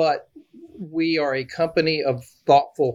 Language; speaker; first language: English; native; English